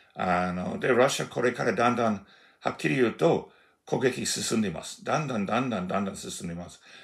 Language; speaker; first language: Japanese; non-native, fluent; English